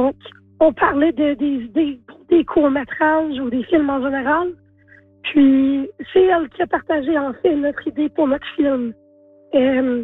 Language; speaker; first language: French; native; French